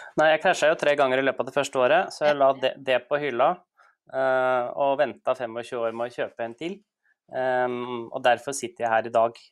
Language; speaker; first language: Norwegian; native; Norwegian